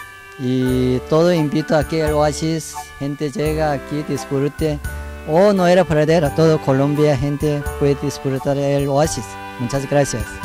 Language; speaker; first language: Spanish; non-native, learner; Korean